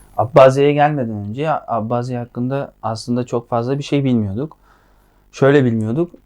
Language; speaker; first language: Turkish; native; Turkish